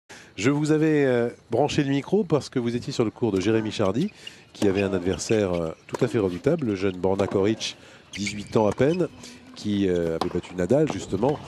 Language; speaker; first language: French; native; French